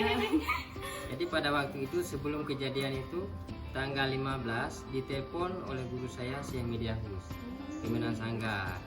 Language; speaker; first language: Indonesian; non-native, local second language; Achinese